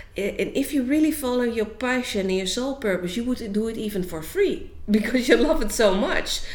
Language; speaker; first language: English; non-native, fluent; Dutch